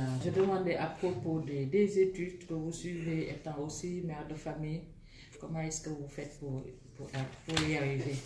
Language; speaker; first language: French; non-native, local second language; Wolof